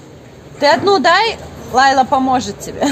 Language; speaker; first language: Russian; native; Russian